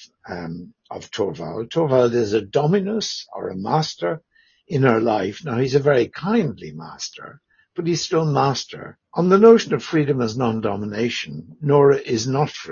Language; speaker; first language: English; native; English